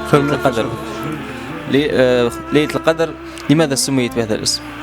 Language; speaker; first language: Arabic; native; Arabic